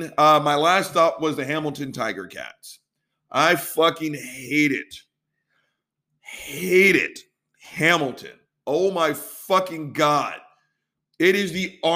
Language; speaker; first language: English; native; English